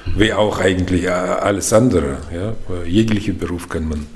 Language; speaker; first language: German; non-native, fluent; Russian